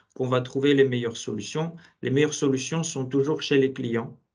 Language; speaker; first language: French; non-native, fluent; Georgian